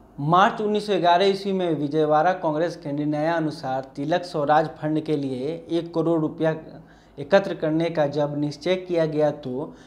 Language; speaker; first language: Hindi; native; Hindi